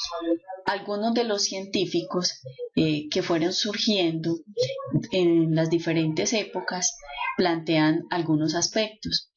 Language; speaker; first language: Spanish; native; Spanish